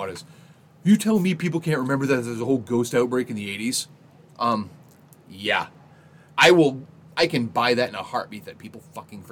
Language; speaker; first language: English; native; English